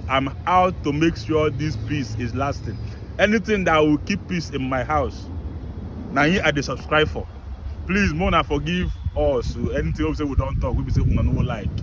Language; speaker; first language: Nigerian Pidgin; non-native, local second language; Igbo